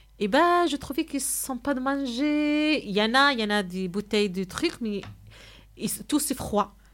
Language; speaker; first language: French; non-native, local second language; Arabic